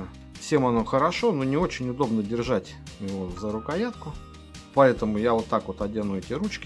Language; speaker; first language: Russian; native; Russian